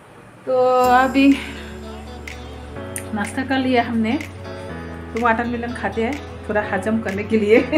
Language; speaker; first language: Hindi; non-native, local second language; Bangla